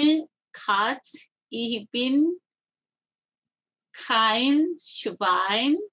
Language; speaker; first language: German; non-native, learner; Korean